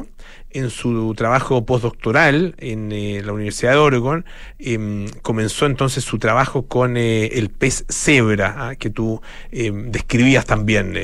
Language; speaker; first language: Spanish; native; Spanish